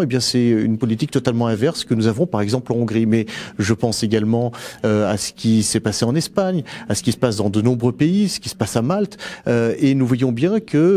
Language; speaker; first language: French; native; French